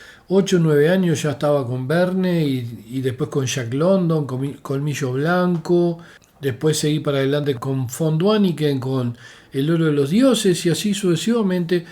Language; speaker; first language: Spanish; native; Spanish